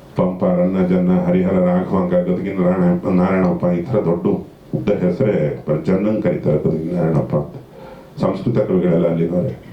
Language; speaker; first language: Kannada; native; Kannada